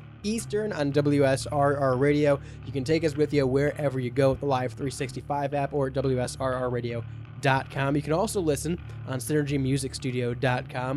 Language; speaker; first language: English; native; English